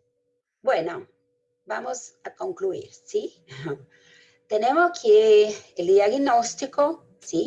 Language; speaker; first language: Spanish; non-native, fluent; Portuguese